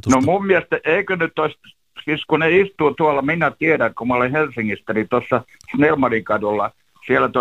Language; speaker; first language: Finnish; native; Finnish